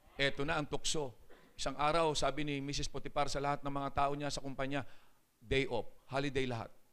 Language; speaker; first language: Filipino; native; Filipino